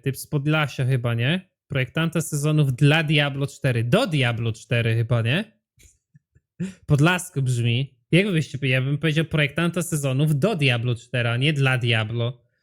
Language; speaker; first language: Polish; native; Polish